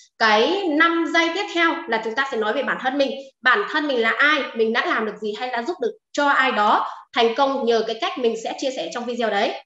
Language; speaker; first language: Vietnamese; non-native, local second language; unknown